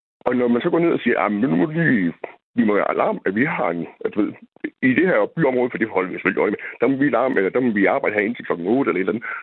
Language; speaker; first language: Danish; native; Danish